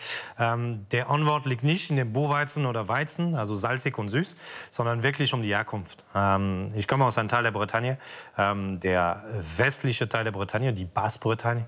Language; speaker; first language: German; non-native, fluent; French